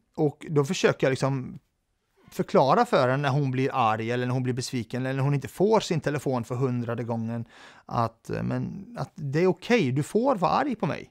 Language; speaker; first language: Swedish; early bilingual, other home language; Arabic